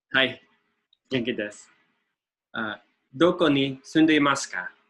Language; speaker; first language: Japanese; non-native, learner; English